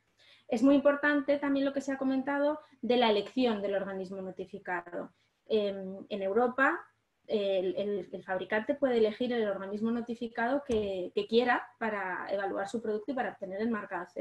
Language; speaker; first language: Spanish; native; Spanish